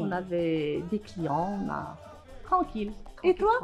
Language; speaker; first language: French; non-native, local second language; Arabic